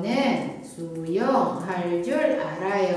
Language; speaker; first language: Korean; non-native, fluent; Indonesian